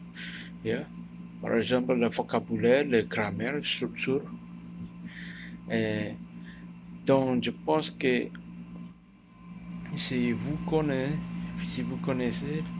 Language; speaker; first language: French; non-native, learner; Chinese